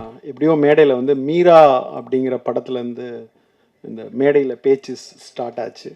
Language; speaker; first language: Tamil; native; Tamil